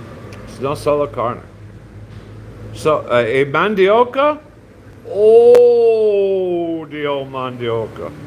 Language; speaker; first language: Spanish; non-native, learner; English